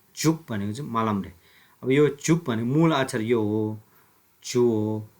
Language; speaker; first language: Nepali; non-native, local second language; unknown